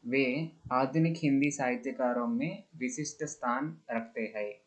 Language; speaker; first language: Hindi; non-native, local second language; Telugu